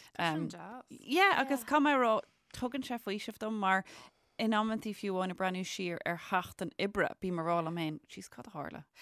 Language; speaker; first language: Irish; non-native, local second language; English